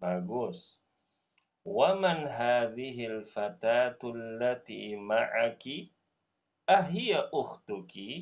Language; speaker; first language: Arabic; non-native, fluent; Indonesian